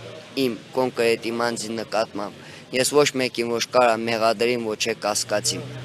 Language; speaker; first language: Armenian; native; Armenian